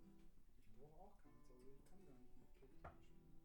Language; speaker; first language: German; native; German